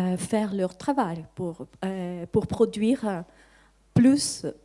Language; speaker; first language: French; non-native, fluent; Greek